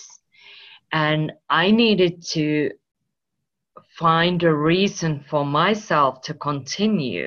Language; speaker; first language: English; non-native, fluent; Finnish